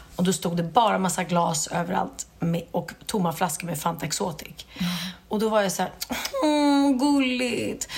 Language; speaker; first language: Swedish; native; Swedish